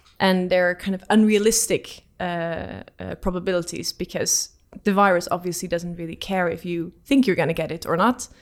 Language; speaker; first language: English; non-native, fluent; Dutch